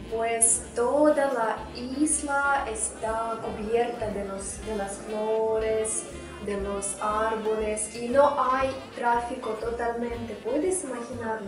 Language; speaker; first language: Spanish; non-native, fluent; Russian